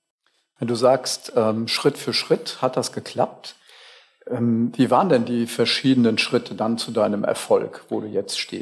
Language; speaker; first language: German; native; German